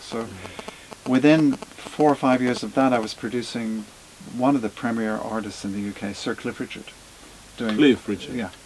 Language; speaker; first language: English; native; English